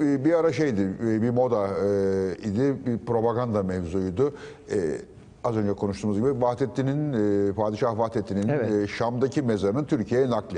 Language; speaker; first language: Turkish; native; Turkish